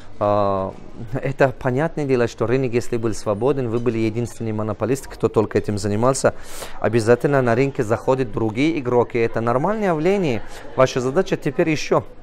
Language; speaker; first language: Russian; non-native, local second language; Tajik